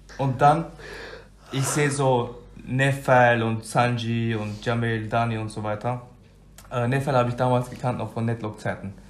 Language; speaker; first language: German; early bilingual, other home language; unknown